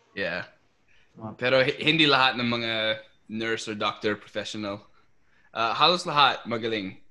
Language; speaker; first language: Filipino; non-native, fluent; English